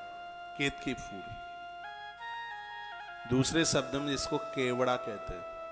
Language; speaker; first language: Hindi; native; Hindi